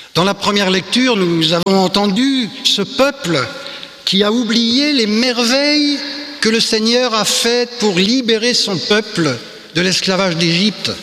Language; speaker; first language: French; native; French